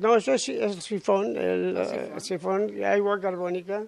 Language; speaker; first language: Catalan; non-native, local second language; Spanish